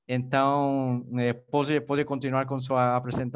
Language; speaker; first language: Portuguese; non-native, learner; Spanish